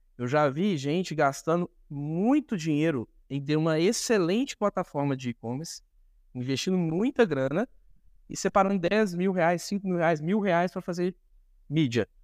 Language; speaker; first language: Portuguese; native; Portuguese